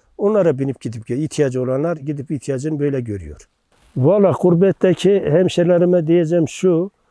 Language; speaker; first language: Turkish; native; Turkish